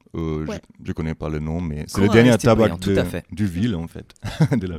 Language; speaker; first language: French; non-native, fluent; German